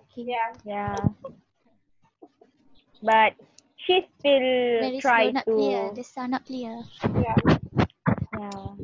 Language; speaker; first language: English; non-native, learner; Malay